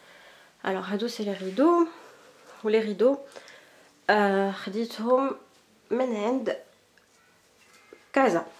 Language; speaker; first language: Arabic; early bilingual, heritage; Arabic